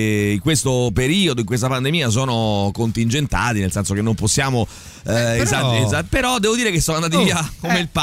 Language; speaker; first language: Italian; native; Italian